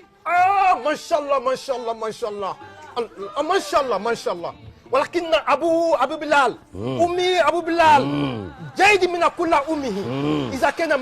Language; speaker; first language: Arabic; non-native, learner; Wolof